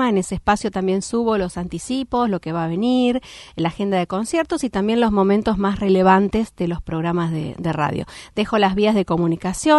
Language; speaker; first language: Spanish; native; Spanish